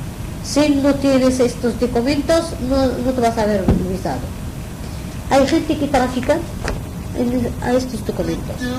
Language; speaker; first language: Spanish; non-native, learner; Arabic